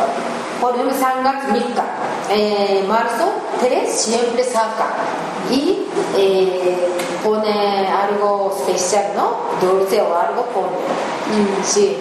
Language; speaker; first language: Spanish; non-native, learner; Japanese